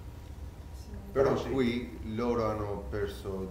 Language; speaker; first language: Italian; non-native, fluent; Albanian